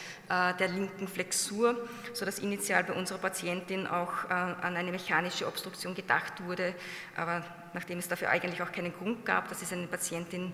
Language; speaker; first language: German; native; German